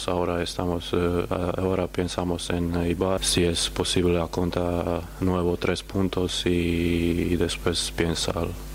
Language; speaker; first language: Spanish; non-native, learner; Croatian